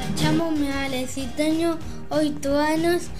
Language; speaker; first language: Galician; non-native, local second language; Spanish